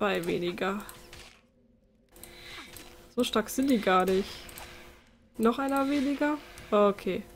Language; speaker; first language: German; native; German